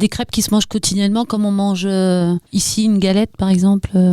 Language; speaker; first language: French; native; French